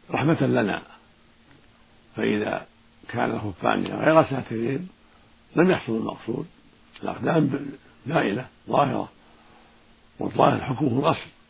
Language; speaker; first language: Arabic; native; Arabic